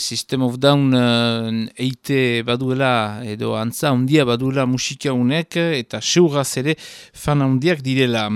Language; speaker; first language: Basque; native; Basque